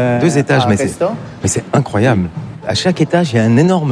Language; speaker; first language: French; native; French